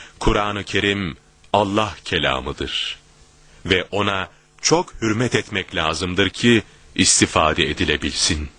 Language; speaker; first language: Turkish; native; Turkish